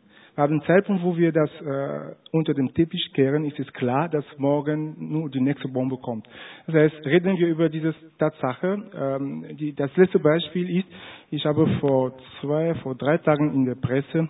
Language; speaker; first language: German; non-native, fluent; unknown